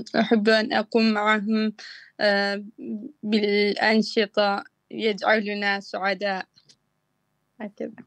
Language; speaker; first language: Arabic; non-native, learner; Turkish